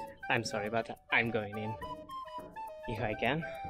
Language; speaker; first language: English; non-native, fluent; Spanish